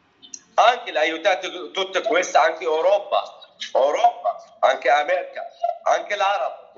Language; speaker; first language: Italian; non-native, learner; Arabic